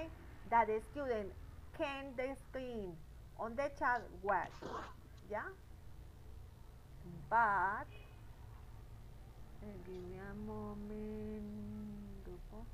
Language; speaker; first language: English; non-native, learner; Spanish